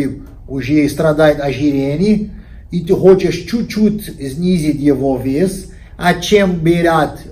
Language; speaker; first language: Russian; non-native, learner; Portuguese